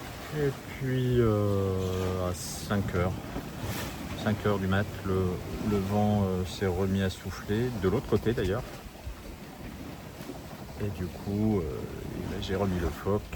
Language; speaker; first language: French; native; French